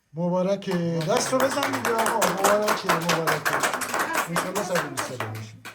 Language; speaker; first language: Persian; native; Persian